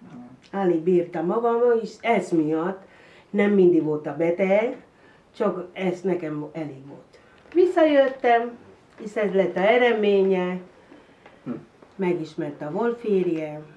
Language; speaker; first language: Hungarian; non-native, learner; Spanish